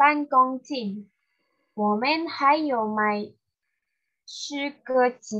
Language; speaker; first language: Chinese; non-native, learner; Malay